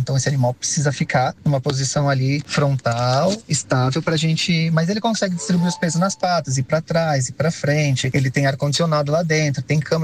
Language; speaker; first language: Portuguese; native; Portuguese